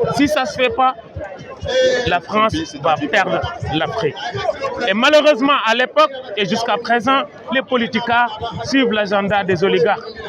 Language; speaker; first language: French; non-native, local second language; Wolof